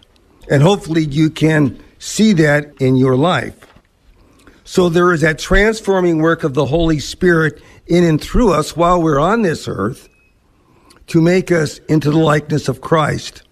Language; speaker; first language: English; native; English